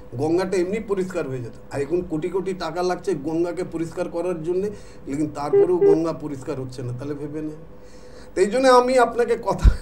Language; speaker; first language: Bangla; non-native, local second language; Hindi